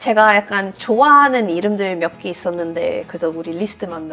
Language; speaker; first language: Korean; non-native, fluent; Swedish